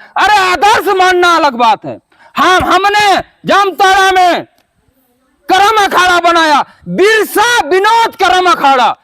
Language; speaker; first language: Hindi; non-native, local second language; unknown